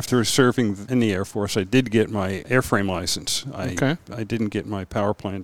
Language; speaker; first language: English; native; English